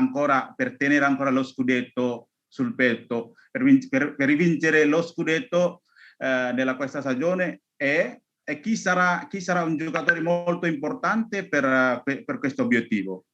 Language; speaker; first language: Italian; non-native, learner; Indonesian